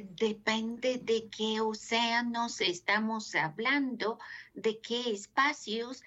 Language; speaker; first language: Spanish; non-native, fluent; Bulgarian